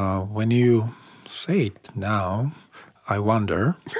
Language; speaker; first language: English; non-native, fluent; Slovak